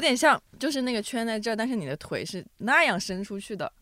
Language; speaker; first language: Chinese; non-native, local second language; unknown